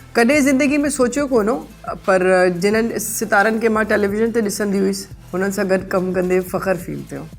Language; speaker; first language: Sindhi; non-native, local second language; Urdu